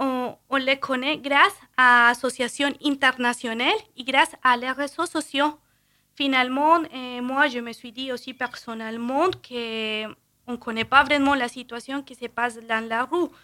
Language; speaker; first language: French; non-native, fluent; Spanish